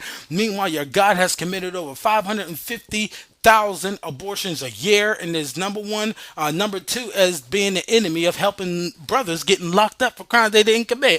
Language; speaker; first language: English; native; English